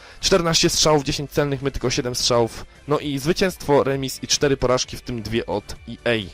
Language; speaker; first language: Polish; native; Polish